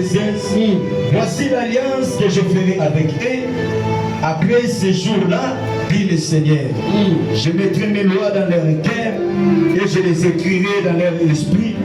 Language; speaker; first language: French; non-native, local second language; Lingala